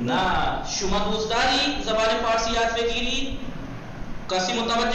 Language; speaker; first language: Persian; non-native, fluent; Urdu